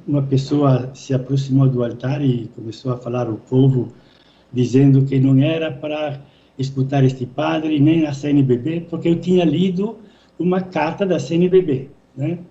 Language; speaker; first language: Portuguese; non-native, fluent; Italian